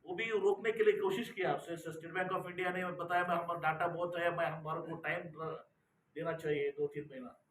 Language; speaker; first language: Hindi; non-native, local second language; Kannada